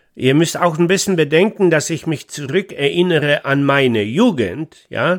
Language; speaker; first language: German; non-native, fluent; Polish